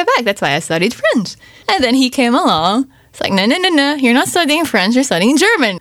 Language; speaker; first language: English; native; English